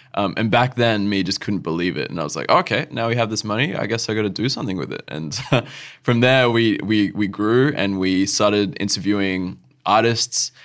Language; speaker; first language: English; native; English